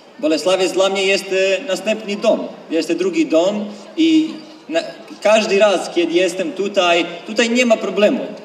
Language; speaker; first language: Polish; non-native, learner; Serbian